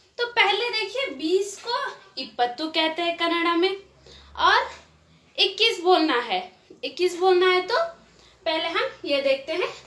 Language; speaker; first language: Hindi; native; Hindi